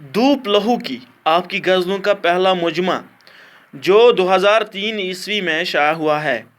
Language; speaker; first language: Urdu; non-native, local second language; Kashmiri